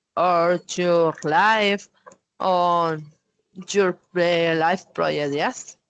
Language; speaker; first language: English; non-native, learner; Spanish